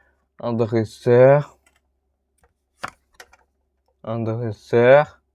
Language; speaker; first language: French; native; French